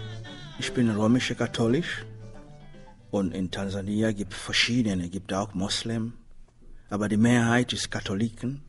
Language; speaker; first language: German; non-native, learner; Swahili